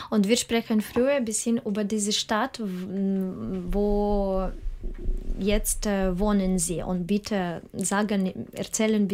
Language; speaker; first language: German; non-native, learner; Russian